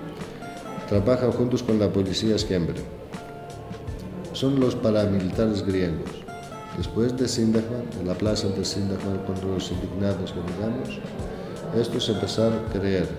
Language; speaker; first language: Spanish; non-native, learner; Greek